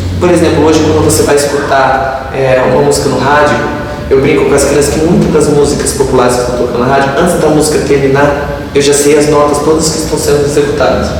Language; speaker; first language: Portuguese; native; Portuguese